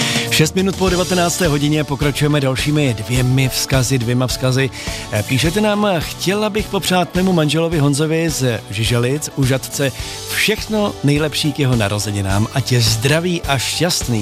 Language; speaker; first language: Czech; native; Czech